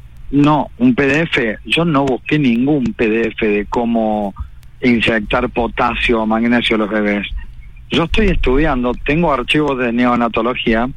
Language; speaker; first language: Spanish; native; Spanish